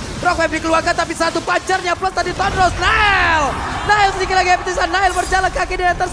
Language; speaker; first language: Indonesian; native; Indonesian